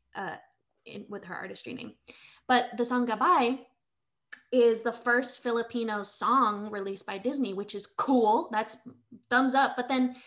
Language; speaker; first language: English; early bilingual, other home language; Vietnamese